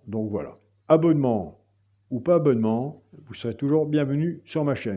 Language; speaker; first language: French; native; French